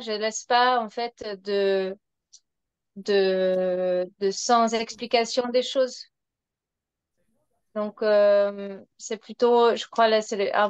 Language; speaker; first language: French; non-native, fluent; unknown